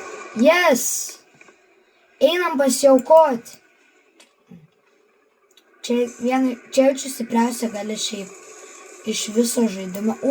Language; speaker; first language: Lithuanian; native; Lithuanian